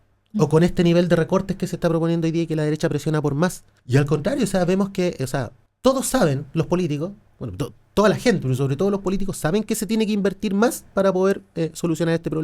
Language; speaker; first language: Spanish; native; Spanish